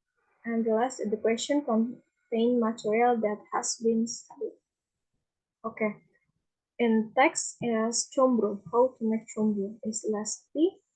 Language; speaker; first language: English; non-native, learner; Indonesian